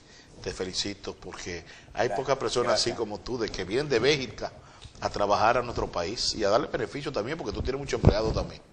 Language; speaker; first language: Spanish; native; Spanish